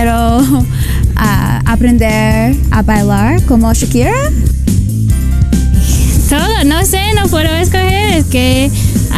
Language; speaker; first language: Spanish; non-native, learner; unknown